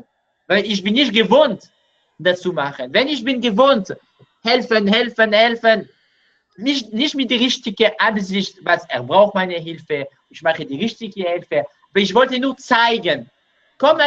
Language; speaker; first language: German; non-native, learner; Hebrew